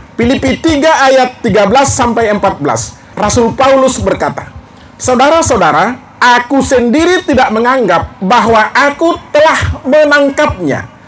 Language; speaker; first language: Indonesian; non-native, local second language; Batak Toba